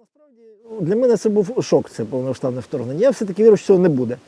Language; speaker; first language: Ukrainian; non-native, local second language; Russian